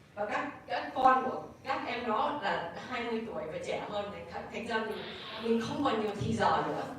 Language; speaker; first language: Vietnamese; early bilingual, other home language; English